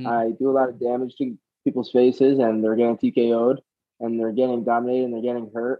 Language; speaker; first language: English; native; English